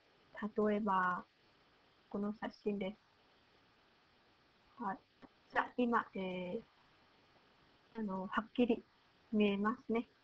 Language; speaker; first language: Japanese; non-native, learner; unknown